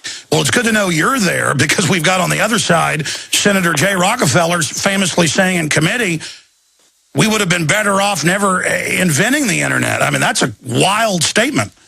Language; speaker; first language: English; native; English